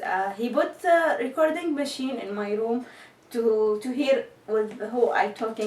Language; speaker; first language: English; non-native, learner; Arabic